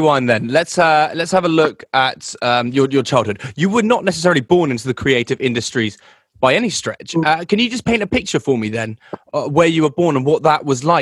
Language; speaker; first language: English; native; English